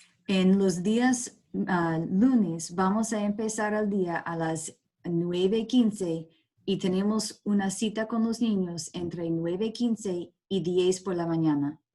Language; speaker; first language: Spanish; non-native, learner; English